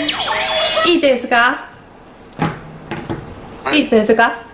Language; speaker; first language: Japanese; non-native, learner; Chinese